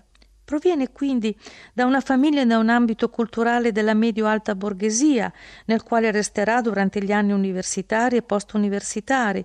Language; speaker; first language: Italian; native; Italian